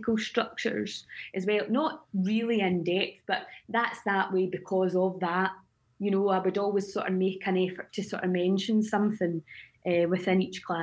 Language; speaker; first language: English; native; English